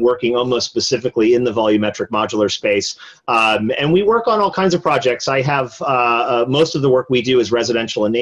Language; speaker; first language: English; native; English